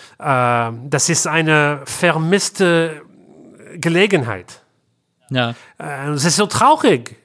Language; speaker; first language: German; non-native, learner; English